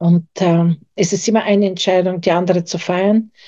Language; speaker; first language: German; non-native, fluent; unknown